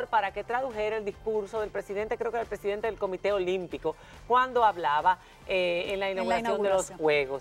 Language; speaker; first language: Spanish; native; Spanish